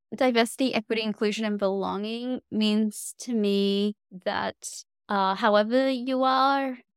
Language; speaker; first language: English; native; English